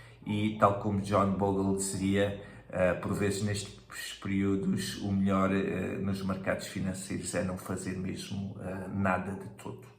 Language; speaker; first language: Portuguese; native; Portuguese